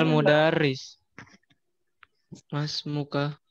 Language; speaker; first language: Arabic; non-native, learner; Indonesian